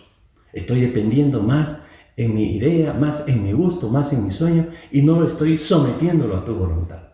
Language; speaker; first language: Spanish; native; Spanish